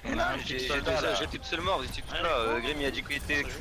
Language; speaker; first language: French; native; French